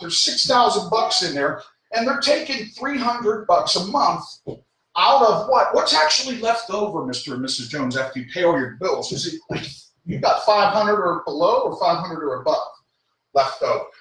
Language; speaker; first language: English; native; English